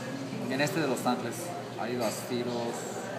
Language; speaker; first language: Spanish; early bilingual, heritage; Spanish